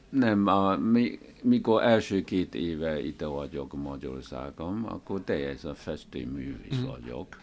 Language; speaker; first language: Hungarian; non-native, learner; Chinese